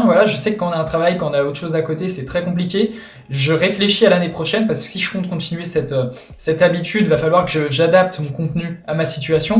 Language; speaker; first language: French; native; French